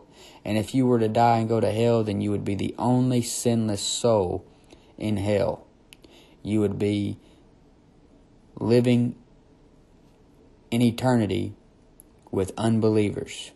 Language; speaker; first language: English; native; English